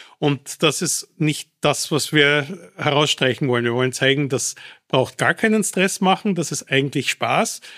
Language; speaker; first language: German; early bilingual, other home language; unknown